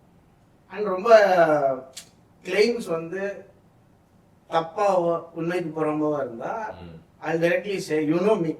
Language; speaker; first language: Tamil; native; Tamil